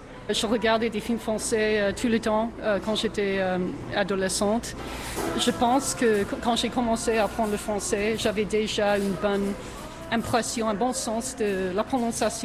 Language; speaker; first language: French; non-native, fluent; English